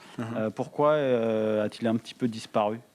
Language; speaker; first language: French; native; French